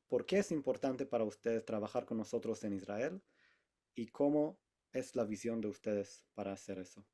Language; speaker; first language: Spanish; non-native, fluent; Hebrew